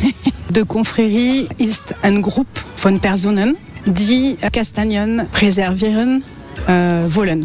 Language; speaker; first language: German; non-native, learner; French